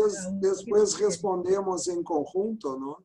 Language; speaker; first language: Spanish; non-native, learner; Portuguese